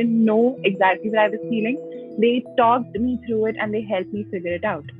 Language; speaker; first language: English; non-native, local second language; Hindi